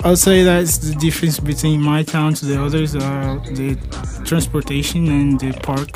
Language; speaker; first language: English; non-native, fluent; Portuguese